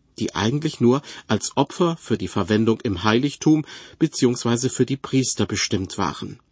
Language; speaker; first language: German; native; German